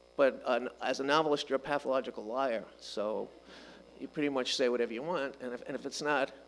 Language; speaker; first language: English; native; English